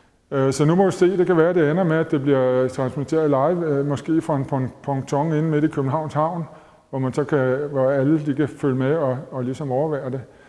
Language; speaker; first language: Danish; native; Danish